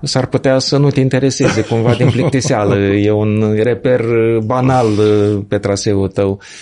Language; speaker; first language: Romanian; native; Romanian